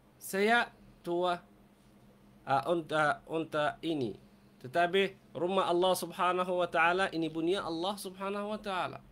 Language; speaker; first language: Malay; non-native, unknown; Arabic